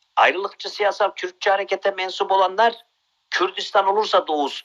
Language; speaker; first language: Turkish; native; Turkish